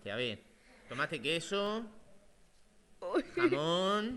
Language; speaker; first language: Spanish; native; Spanish